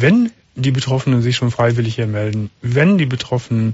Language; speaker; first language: German; native; German